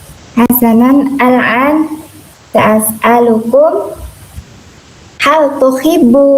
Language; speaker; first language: Arabic; non-native, learner; Indonesian